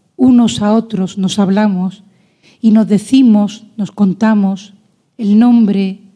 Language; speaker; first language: Spanish; native; Spanish